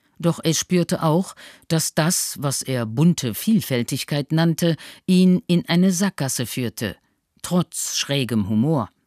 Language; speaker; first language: German; native; German